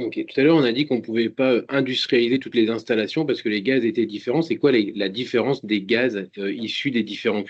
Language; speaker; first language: French; native; French